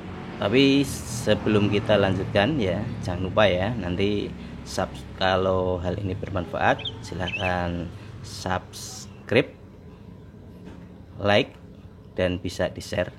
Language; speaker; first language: Indonesian; native; Indonesian